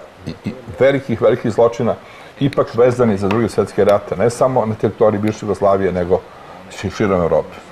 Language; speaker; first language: Croatian; native; Croatian